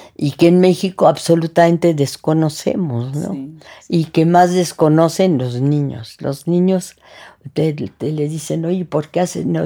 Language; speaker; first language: Spanish; early bilingual, other home language; French